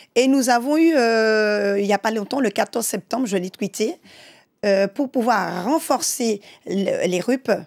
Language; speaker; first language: French; native; French